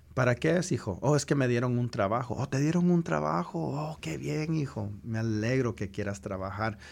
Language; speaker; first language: Spanish; early bilingual, heritage; Spanish